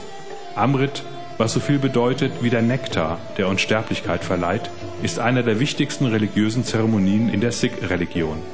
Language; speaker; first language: German; native; German